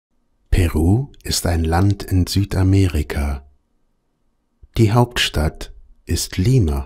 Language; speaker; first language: German; non-native, fluent; Spanish